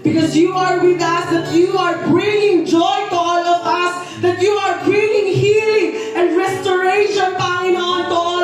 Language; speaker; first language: English; non-native, local second language; Filipino